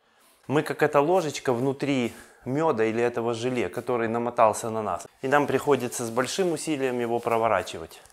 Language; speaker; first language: Russian; native; Russian